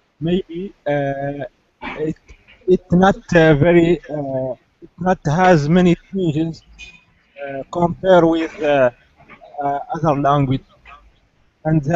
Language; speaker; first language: English; non-native, learner; Arabic